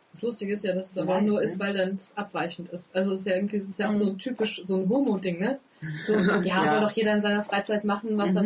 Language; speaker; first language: German; native; German